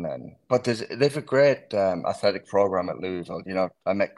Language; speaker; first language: English; native; English